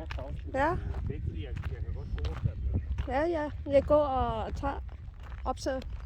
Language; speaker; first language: Danish; non-native, learner; Thai